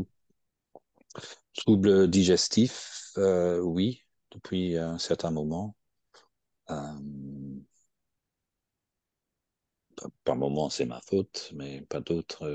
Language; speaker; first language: French; non-native, fluent; English